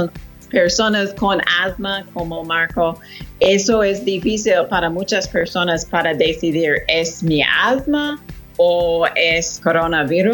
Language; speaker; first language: Spanish; non-native, fluent; English